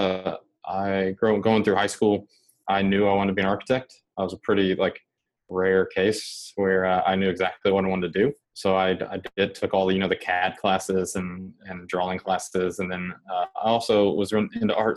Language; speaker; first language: English; native; English